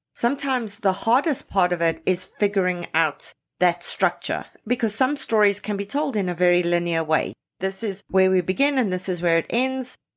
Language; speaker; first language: English; native; English